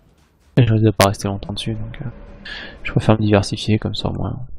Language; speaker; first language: French; native; French